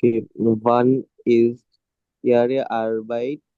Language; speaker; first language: German; non-native, learner; Bangla